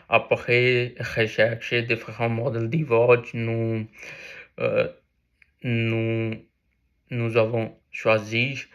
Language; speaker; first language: French; non-native, learner; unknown